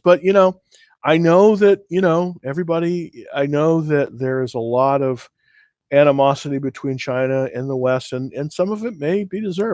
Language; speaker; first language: English; native; English